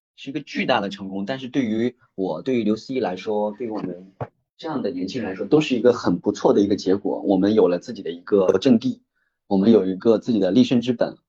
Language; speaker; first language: Chinese; native; Chinese